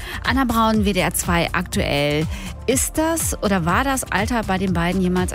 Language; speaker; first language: German; native; German